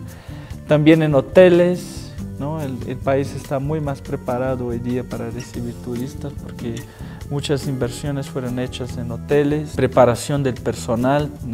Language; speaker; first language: Spanish; non-native, fluent; Portuguese